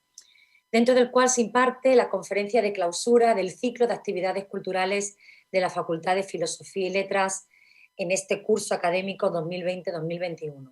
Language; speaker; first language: Spanish; native; Spanish